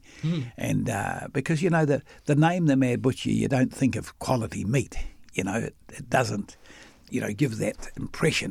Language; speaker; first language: English; native; English